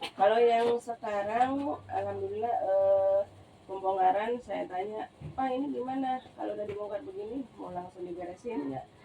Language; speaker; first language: Indonesian; non-native, local second language; Sundanese